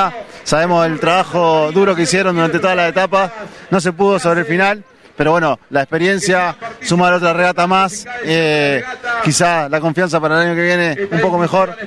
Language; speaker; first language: Spanish; native; Spanish